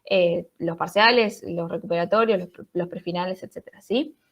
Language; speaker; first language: Spanish; native; Spanish